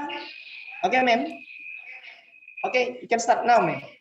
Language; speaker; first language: English; non-native, fluent; Indonesian